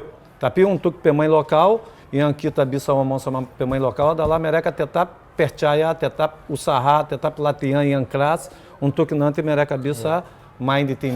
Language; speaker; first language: Indonesian; non-native, fluent; Portuguese